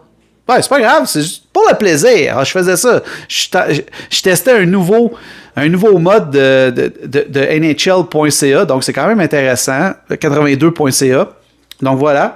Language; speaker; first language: French; native; French